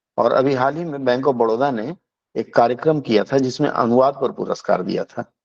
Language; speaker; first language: Hindi; native; Hindi